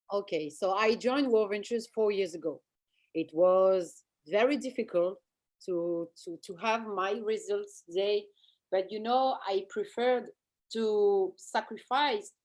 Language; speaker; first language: English; non-native, fluent; French